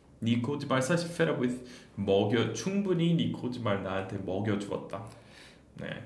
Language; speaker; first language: Korean; non-native, fluent; English